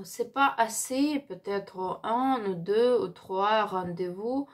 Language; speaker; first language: French; non-native, learner; Ukrainian